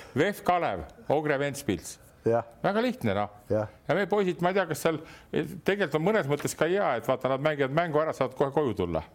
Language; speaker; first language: Estonian; native; Estonian